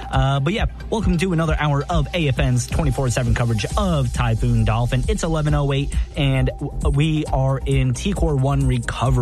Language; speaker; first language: English; native; English